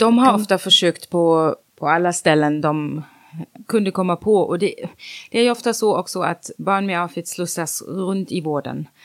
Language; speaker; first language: Swedish; non-native, fluent; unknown